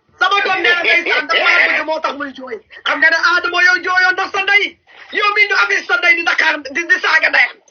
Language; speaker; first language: Wolof; native; Wolof